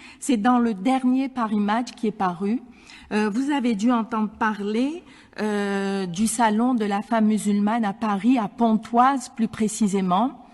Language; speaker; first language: French; non-native, local second language; Arabic